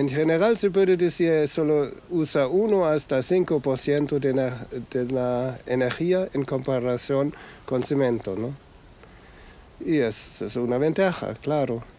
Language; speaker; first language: Spanish; non-native, fluent; German